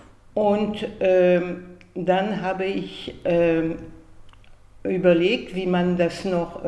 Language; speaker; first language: German; non-native, fluent; French